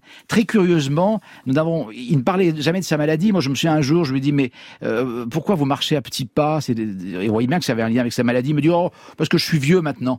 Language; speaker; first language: French; native; French